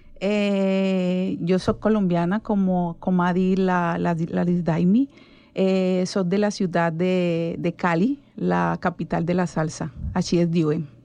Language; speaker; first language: Catalan; non-native, learner; Spanish